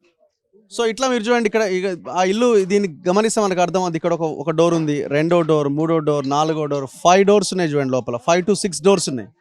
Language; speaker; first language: Telugu; native; Telugu